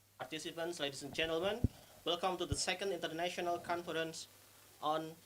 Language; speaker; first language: English; non-native, fluent; Indonesian